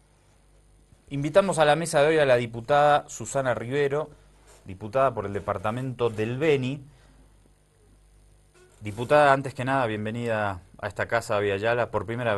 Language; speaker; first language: Spanish; native; Spanish